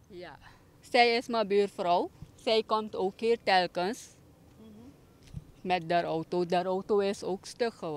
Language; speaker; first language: Dutch; non-native, local second language; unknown